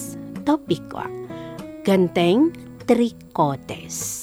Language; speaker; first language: Japanese; non-native, fluent; Indonesian